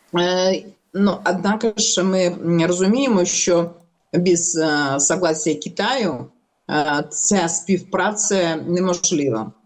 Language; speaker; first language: Ukrainian; non-native, local second language; Russian